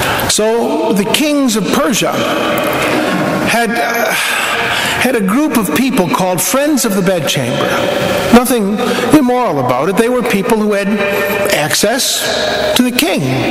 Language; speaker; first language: English; native; English